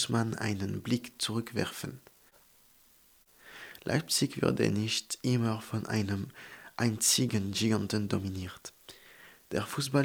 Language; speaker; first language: German; native; German